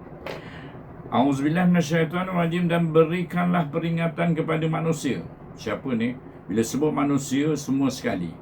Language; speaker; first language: Malay; native; Malay